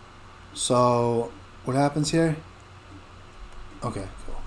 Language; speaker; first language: English; native; English